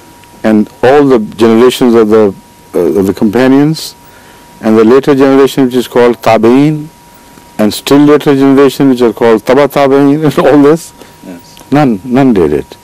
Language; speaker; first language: English; non-native, local second language; Urdu